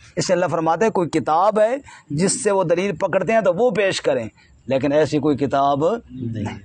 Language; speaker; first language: Urdu; non-native, local second language; Punjabi